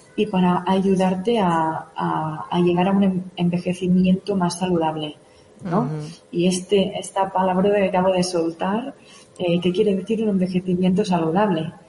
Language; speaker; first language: Spanish; native; Spanish